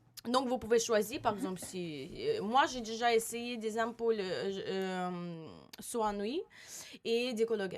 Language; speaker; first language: French; non-native, learner; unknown